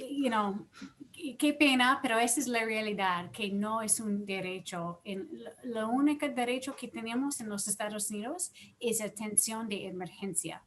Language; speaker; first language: Spanish; non-native, fluent; English